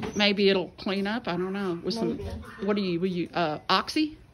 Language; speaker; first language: English; native; English